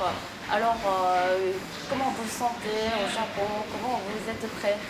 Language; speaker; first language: French; non-native, fluent; Japanese